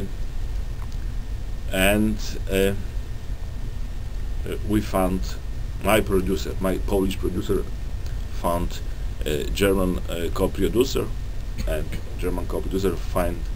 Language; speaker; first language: English; non-native, learner; Polish